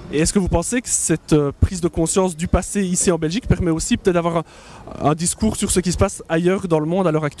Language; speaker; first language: French; native; French